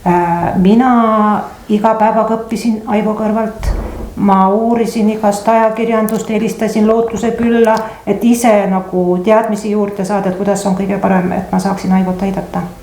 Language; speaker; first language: Estonian; native; Estonian